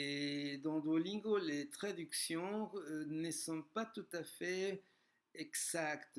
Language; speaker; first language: French; non-native, fluent; Spanish